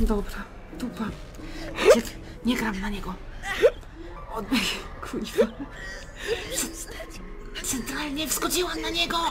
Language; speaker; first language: Polish; native; Polish